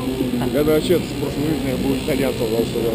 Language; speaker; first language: Russian; native; Russian